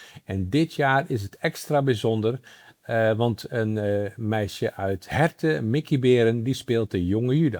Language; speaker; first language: Dutch; native; Dutch